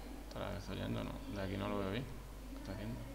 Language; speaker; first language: Spanish; native; Spanish